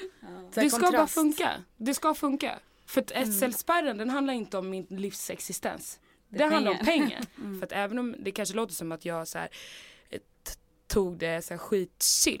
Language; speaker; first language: Swedish; native; Swedish